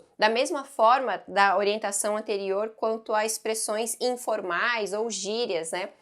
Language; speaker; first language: Portuguese; native; Portuguese